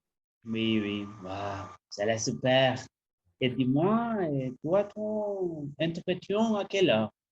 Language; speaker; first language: French; non-native, learner; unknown